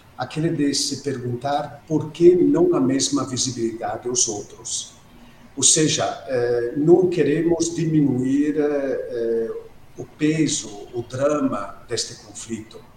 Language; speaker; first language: Portuguese; non-native, fluent; Italian